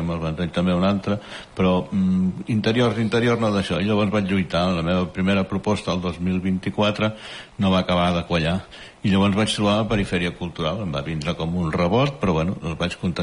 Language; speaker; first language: Catalan; native; Catalan